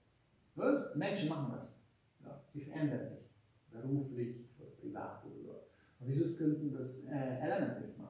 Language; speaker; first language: German; non-native, fluent; Hungarian